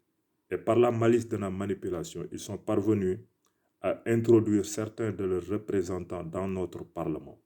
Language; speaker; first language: French; non-native, local second language; Wolof